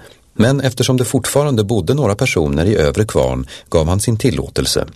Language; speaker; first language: Swedish; native; Swedish